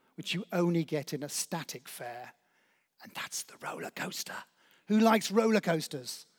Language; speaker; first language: English; native; English